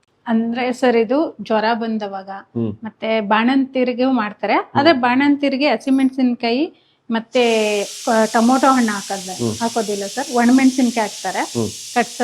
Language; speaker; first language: Kannada; native; Kannada